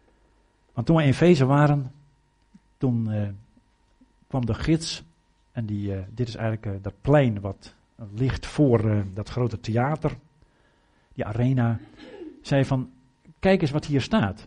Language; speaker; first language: Dutch; native; Dutch